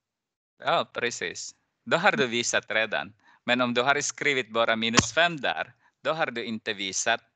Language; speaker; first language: Swedish; non-native, fluent; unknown